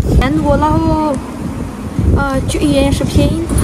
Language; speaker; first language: Chinese; non-native, learner; Ukrainian